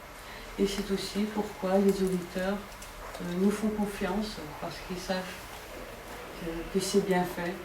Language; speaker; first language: French; non-native, fluent; Dutch